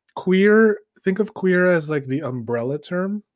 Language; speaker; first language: English; early bilingual, other home language; Filipino